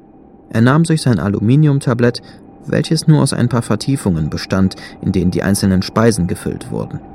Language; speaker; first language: German; native; German